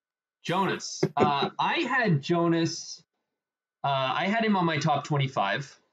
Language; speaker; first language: English; native; English